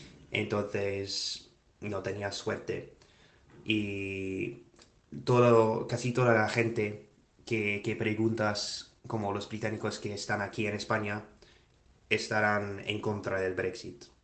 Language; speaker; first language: Spanish; non-native, fluent; English